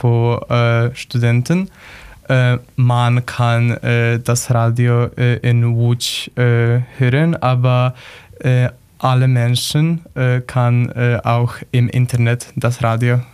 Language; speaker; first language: German; non-native, learner; Polish